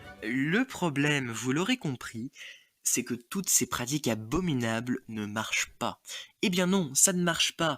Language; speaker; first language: French; native; French